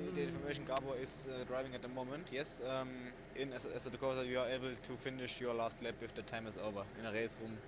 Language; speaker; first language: English; non-native, learner; German